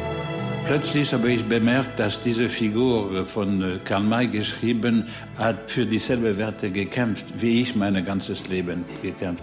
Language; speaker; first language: German; non-native, fluent; French